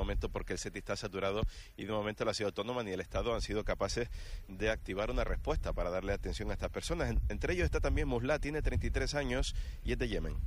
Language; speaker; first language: Spanish; native; Spanish